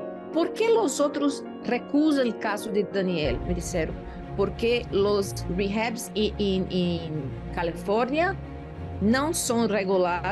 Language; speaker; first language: Spanish; non-native, learner; Portuguese